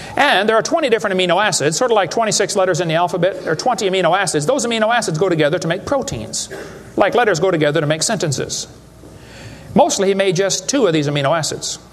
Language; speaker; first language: English; native; English